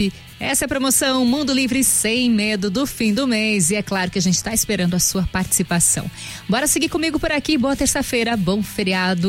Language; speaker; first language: Portuguese; native; Portuguese